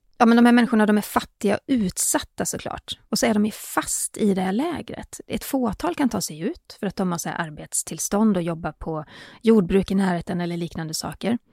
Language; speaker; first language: Swedish; native; Swedish